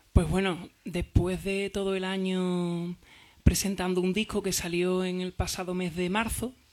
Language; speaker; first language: Spanish; native; Spanish